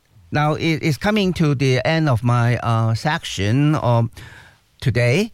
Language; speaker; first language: English; non-native, local second language; Cantonese